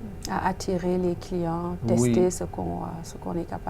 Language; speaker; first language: French; native; French